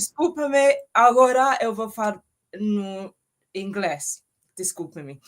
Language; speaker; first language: Portuguese; non-native, learner; English